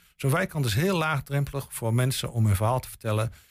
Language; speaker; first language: Dutch; native; Dutch